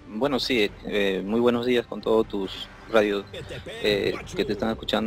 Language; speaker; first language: Spanish; native; Spanish